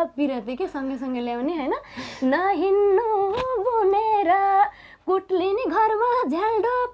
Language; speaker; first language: Nepali; native; Nepali